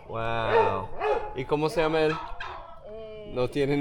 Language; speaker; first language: Spanish; non-native, fluent; English